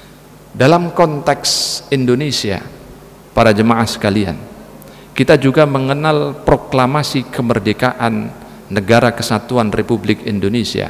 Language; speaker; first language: Indonesian; native; Indonesian